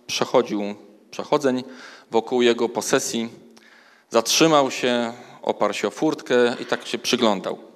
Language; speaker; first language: Polish; native; Polish